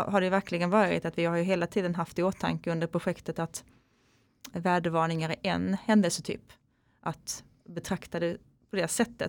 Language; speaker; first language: Swedish; native; Swedish